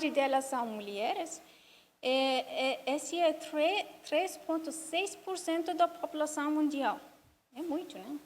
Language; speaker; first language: Portuguese; non-native, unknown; Persian